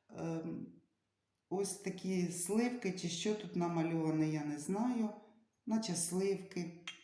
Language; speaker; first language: Ukrainian; native; Ukrainian